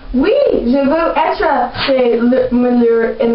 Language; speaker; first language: French; non-native, learner; English